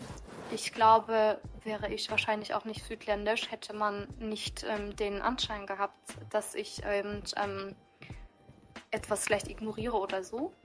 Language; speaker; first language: German; early bilingual, other home language; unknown